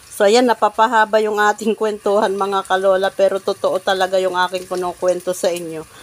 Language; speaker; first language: Filipino; non-native, local second language; Iloko